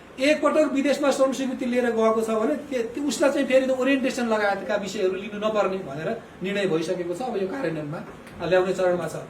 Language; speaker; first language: Nepali; native; Nepali